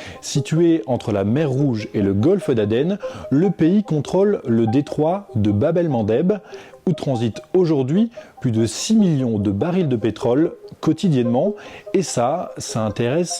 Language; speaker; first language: French; native; French